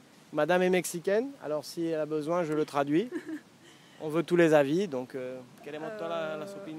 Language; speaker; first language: French; native; French